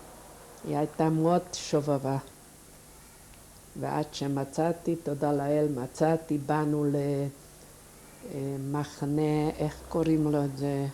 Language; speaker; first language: Hebrew; non-native, fluent; Yiddish